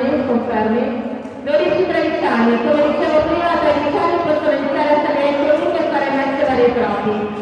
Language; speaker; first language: Italian; native; Italian